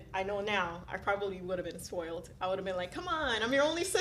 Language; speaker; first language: English; early bilingual, other home language; Haitian Creole